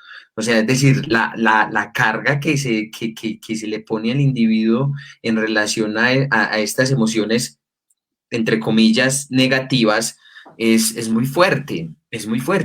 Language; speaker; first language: Spanish; native; Spanish